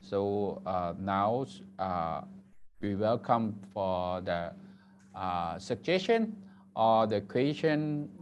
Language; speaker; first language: English; non-native, learner; Thai